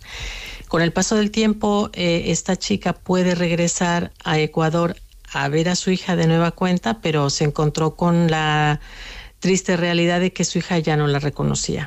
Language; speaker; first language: Spanish; native; Spanish